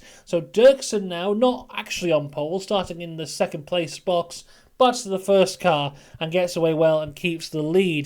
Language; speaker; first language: English; native; English